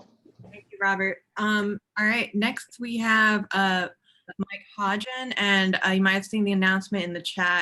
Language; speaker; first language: English; native; English